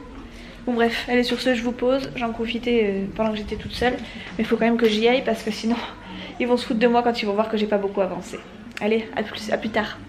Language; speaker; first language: French; native; French